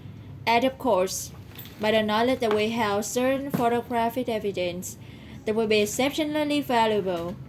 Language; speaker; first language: English; non-native, learner; Vietnamese